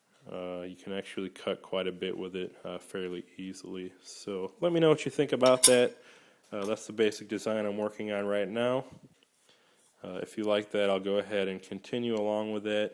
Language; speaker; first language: English; native; English